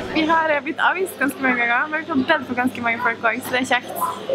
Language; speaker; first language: Norwegian; native; Norwegian